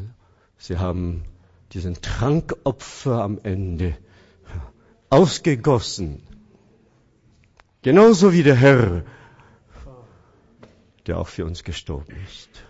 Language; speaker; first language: German; non-native, fluent; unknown